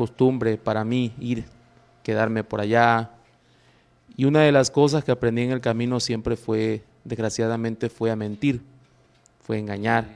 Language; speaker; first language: Spanish; native; Spanish